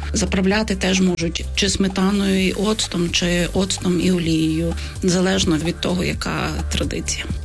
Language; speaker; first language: Ukrainian; native; Ukrainian